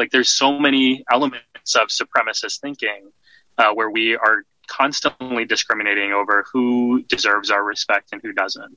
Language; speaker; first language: English; native; English